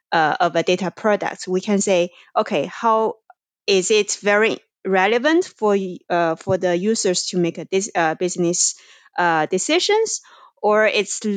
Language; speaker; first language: English; non-native, fluent; Chinese